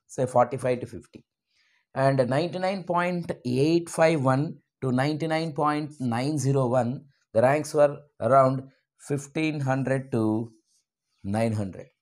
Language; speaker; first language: English; non-native, local second language; Telugu